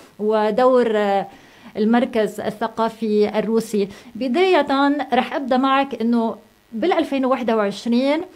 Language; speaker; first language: Arabic; native; Arabic